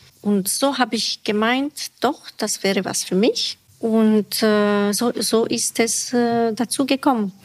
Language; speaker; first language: German; non-native, fluent; Romanian